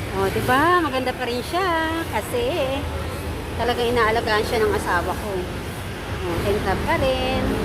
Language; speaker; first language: Filipino; native; Filipino